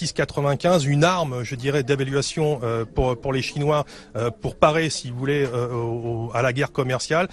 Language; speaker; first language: French; native; French